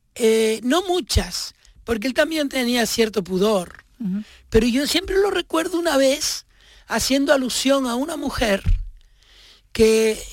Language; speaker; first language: Spanish; native; Spanish